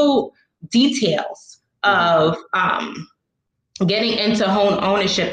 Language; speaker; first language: English; native; English